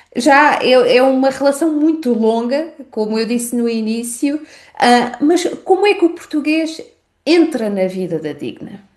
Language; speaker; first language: Portuguese; native; Portuguese